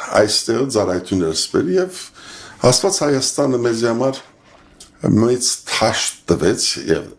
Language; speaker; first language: Armenian; early bilingual, heritage; Armenian